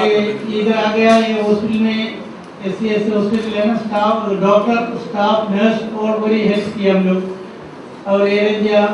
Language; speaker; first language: Hindi; non-native, local second language; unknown